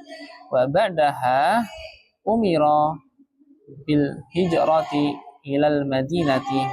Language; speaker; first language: Arabic; non-native, fluent; Indonesian